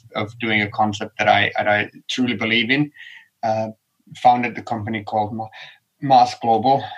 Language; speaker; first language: English; non-native, fluent; Finnish